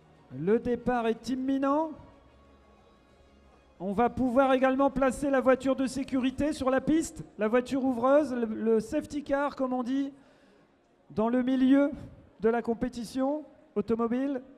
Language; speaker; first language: French; native; French